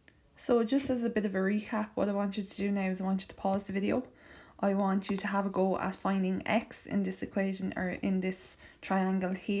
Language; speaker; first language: English; native; English